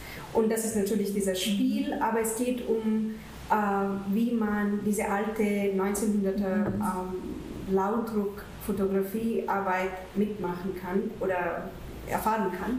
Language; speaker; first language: German; non-native, fluent; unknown